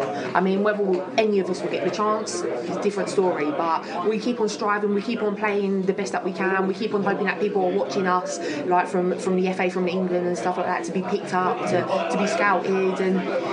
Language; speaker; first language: English; native; English